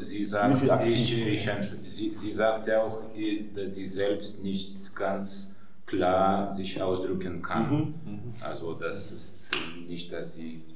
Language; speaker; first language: German; non-native, fluent; Lithuanian